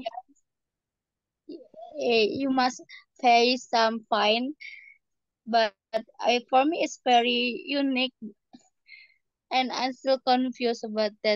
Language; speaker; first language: English; non-native, learner; Indonesian